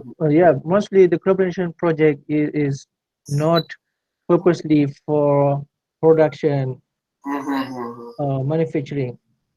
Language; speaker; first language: English; non-native, local second language; Malay